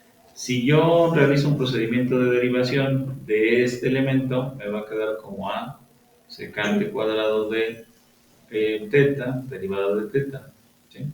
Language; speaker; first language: Spanish; native; Spanish